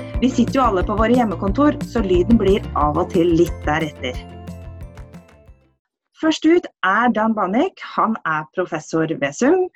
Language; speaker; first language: Norwegian; native; Norwegian